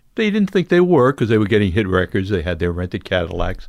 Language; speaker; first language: English; native; English